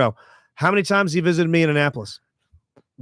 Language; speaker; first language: English; native; English